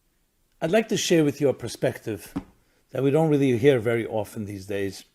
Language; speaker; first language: English; native; English